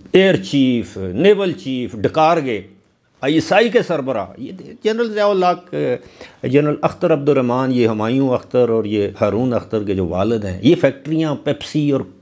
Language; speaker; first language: Urdu; non-native, local second language; Northern Hindko